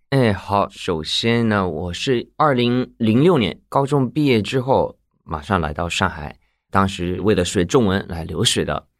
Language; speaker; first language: Chinese; non-native, fluent; Japanese